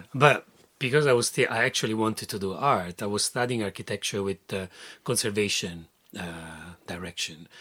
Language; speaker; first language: English; non-native, fluent; Italian